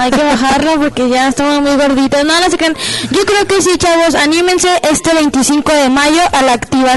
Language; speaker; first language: Spanish; native; Spanish